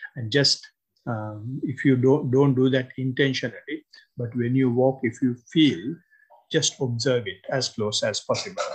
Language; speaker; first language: English; non-native, local second language; Sinhala